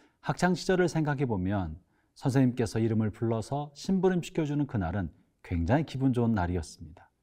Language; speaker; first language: Korean; native; Korean